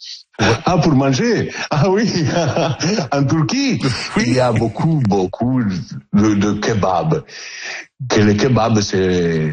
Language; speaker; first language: French; non-native, learner; Italian